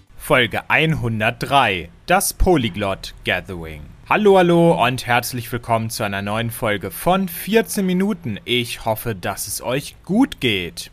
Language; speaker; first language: German; native; German